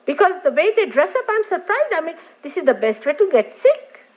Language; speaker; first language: English; non-native, local second language; Marathi